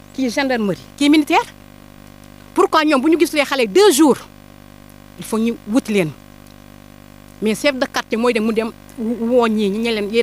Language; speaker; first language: Wolof; non-native, local second language; Jola-Fonyi